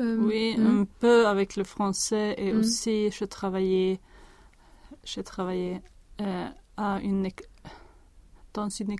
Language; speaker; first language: French; non-native, learner; Swedish